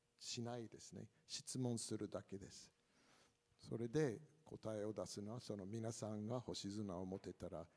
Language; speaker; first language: Japanese; non-native, fluent; English